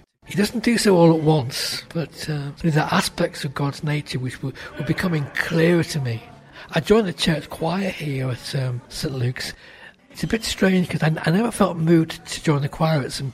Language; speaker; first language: English; native; English